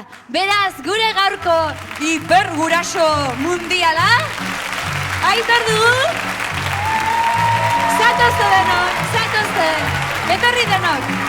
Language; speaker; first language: Basque; native; Basque